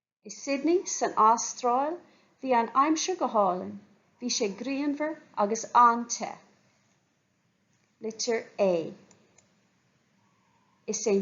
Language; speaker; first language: Irish; non-native, fluent; English